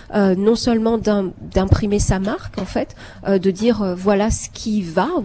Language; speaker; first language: French; non-native, local second language; Arabic